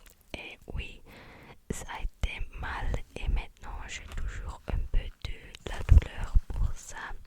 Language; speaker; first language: French; non-native, learner; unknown